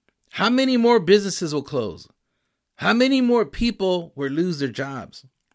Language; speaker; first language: English; early bilingual, other home language; Spanish